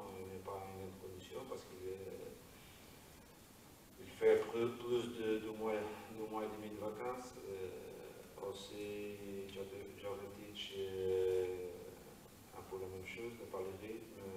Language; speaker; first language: French; non-native, learner; Portuguese